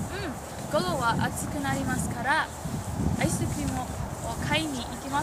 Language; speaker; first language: Japanese; non-native, learner; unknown